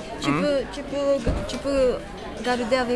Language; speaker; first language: French; non-native, learner; Japanese